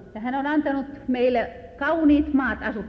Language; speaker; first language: Finnish; native; Finnish